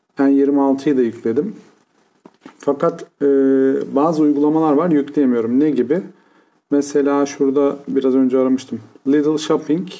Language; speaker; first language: Turkish; native; Turkish